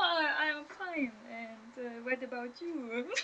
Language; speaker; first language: English; non-native, learner; German